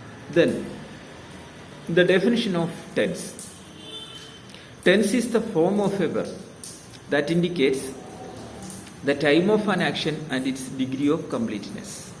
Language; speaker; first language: English; non-native, local second language; Malayalam